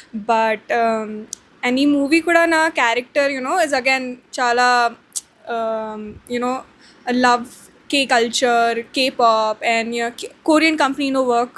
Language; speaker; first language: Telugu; non-native, learner; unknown